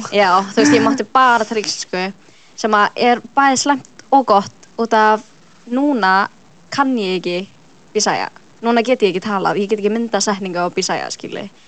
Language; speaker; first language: Icelandic; early bilingual, other home language; Filipino